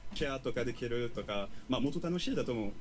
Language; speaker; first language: Japanese; non-native, learner; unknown